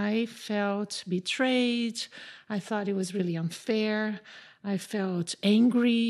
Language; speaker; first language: English; non-native, fluent; Portuguese